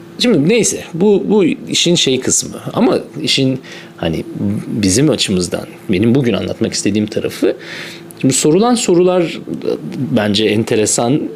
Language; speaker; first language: Turkish; native; Turkish